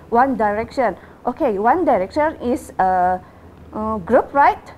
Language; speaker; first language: English; non-native, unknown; Indonesian